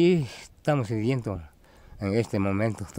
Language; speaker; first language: Spanish; non-native, local second language; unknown